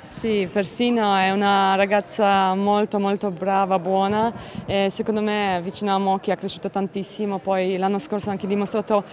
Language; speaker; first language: Italian; non-native, fluent; Polish